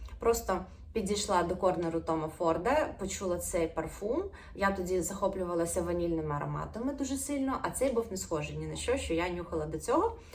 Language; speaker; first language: Ukrainian; non-native, local second language; Russian